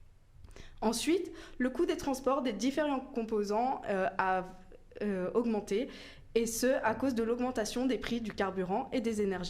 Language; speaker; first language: French; native; French